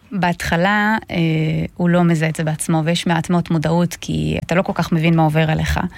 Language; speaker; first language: Hebrew; non-native, fluent; Russian